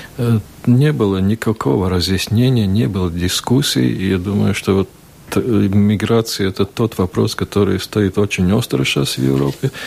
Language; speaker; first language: Russian; non-native, local second language; Latvian